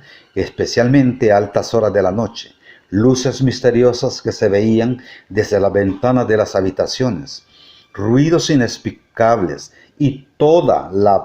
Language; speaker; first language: Spanish; native; Spanish